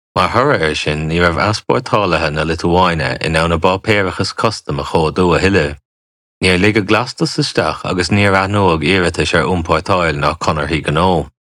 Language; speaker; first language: Irish; native; Irish